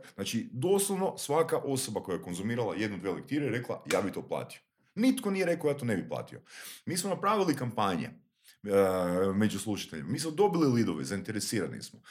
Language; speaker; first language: Croatian; native; Croatian